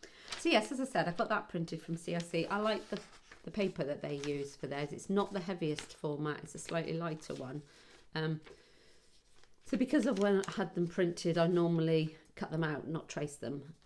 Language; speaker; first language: English; native; English